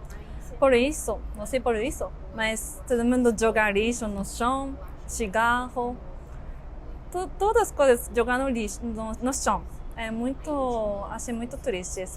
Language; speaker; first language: Portuguese; non-native, learner; Japanese